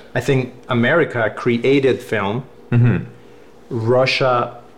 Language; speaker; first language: English; non-native, fluent; Spanish